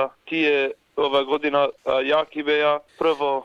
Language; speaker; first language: Macedonian; early bilingual, heritage; Macedonian